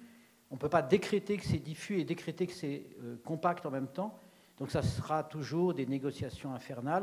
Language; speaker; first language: French; native; French